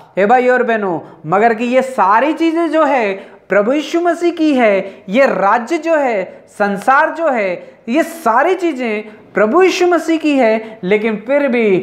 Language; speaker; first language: Hindi; non-native, local second language; Telugu